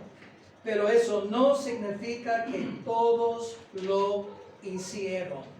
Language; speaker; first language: Spanish; non-native, fluent; English